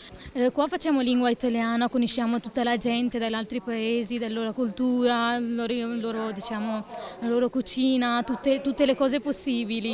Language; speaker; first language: Italian; early bilingual, other home language; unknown